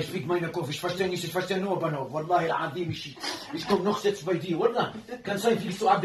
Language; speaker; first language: German; non-native, learner; Arabic